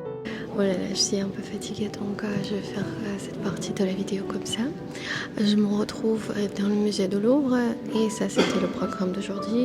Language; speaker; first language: French; non-native, fluent; Armenian